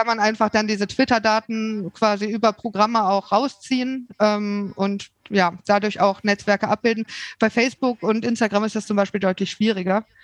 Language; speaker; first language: German; native; German